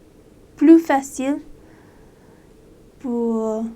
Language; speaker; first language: French; non-native, learner; English